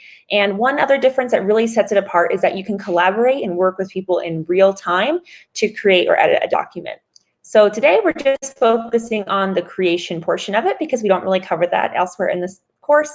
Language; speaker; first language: English; native; English